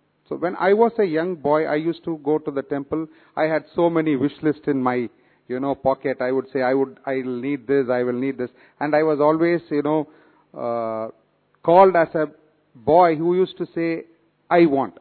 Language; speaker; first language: English; non-native, local second language; Tamil